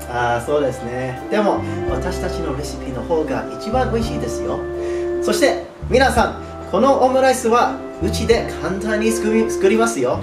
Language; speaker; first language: Japanese; non-native, learner; English